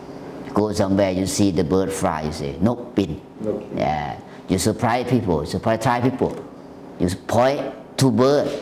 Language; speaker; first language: English; non-native, learner; Thai